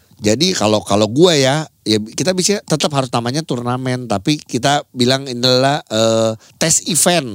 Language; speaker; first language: Indonesian; native; Indonesian